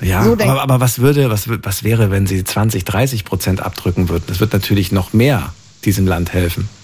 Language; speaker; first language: German; native; German